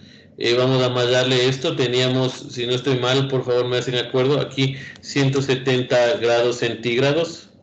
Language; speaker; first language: Spanish; native; Spanish